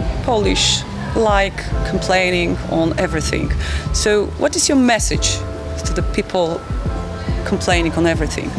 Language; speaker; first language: English; non-native, fluent; Polish